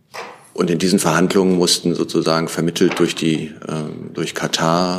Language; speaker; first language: German; native; German